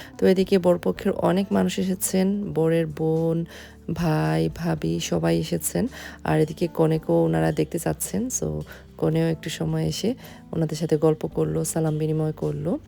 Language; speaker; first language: Bangla; native; Bangla